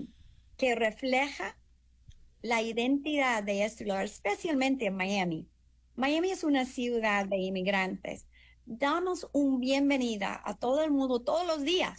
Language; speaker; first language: Spanish; non-native, fluent; English